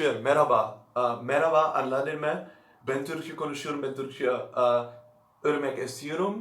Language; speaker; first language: Turkish; non-native, learner; Dutch